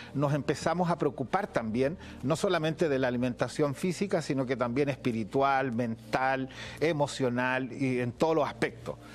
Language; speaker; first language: Spanish; native; Spanish